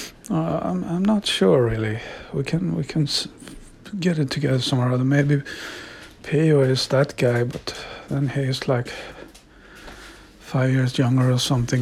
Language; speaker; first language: English; non-native, fluent; Swedish